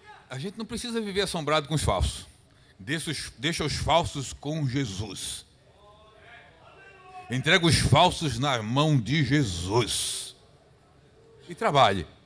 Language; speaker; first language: Portuguese; native; Portuguese